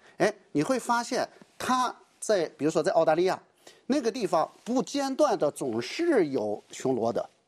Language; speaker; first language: Chinese; native; Chinese